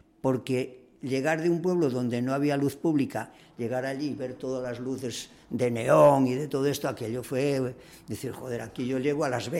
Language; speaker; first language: Spanish; native; Spanish